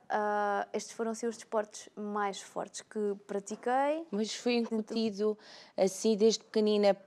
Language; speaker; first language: Portuguese; native; Portuguese